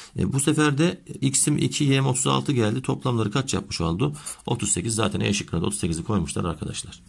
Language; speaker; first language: Turkish; native; Turkish